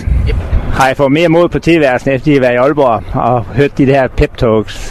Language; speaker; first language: Danish; native; Danish